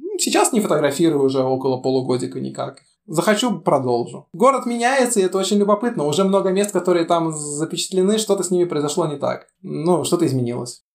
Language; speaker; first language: Russian; native; Russian